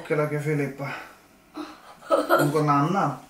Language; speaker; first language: Finnish; non-native, local second language; Swedish